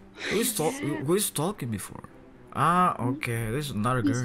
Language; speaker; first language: English; non-native, fluent; Indonesian